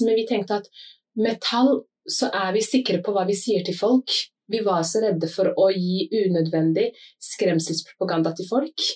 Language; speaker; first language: Norwegian; early bilingual, other home language; Somali